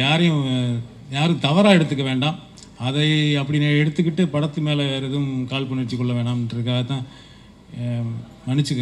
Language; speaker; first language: Tamil; native; Tamil